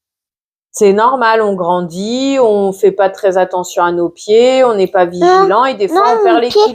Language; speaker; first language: French; native; French